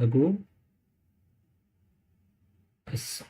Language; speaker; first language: Korean; non-native, learner; English